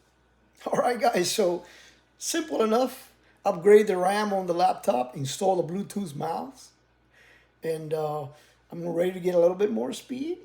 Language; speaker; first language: English; native; English